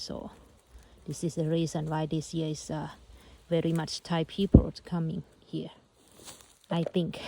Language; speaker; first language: English; non-native, learner; Thai